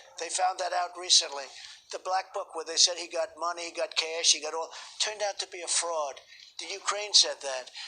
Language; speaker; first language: English; native; English